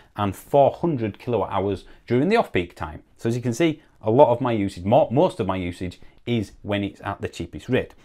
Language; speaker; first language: English; native; English